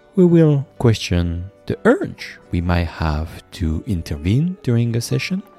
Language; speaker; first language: English; non-native, fluent; French